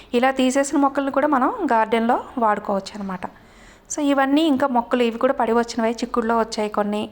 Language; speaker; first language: Telugu; native; Telugu